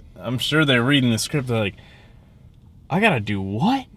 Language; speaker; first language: English; native; English